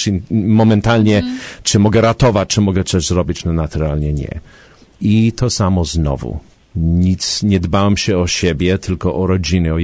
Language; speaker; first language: Polish; early bilingual, heritage; Polish